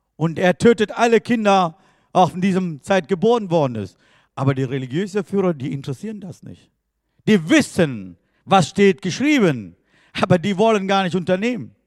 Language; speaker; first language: German; non-native, fluent; Tamil